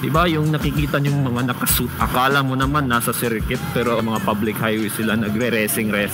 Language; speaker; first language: Filipino; non-native, local second language; Cebuano